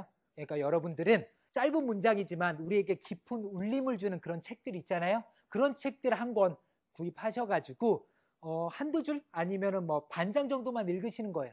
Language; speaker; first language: Korean; native; Korean